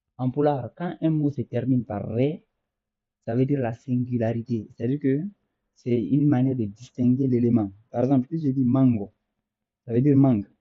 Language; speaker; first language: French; non-native, local second language; Fula